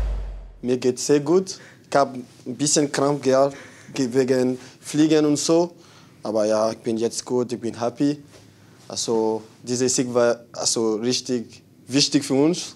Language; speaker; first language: German; non-native, fluent; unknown